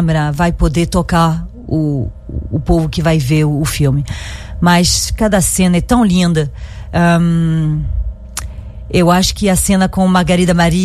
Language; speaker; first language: Portuguese; non-native, fluent; French